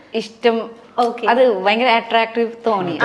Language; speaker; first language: Malayalam; non-native, learner; Nepali